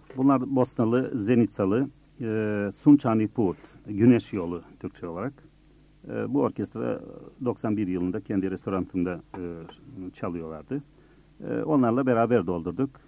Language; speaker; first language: Turkish; early bilingual, other home language; Bosnian